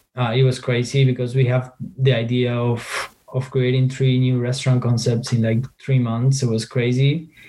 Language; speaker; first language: English; non-native, fluent; Spanish